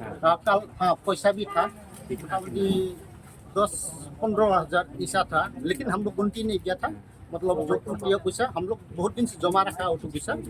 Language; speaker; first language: Hindi; non-native, local second language; Khasi